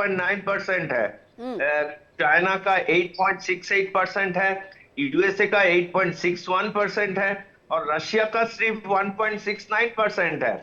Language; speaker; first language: Hindi; non-native, local second language; Bangla